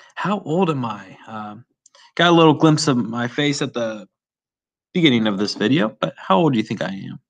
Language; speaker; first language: English; native; English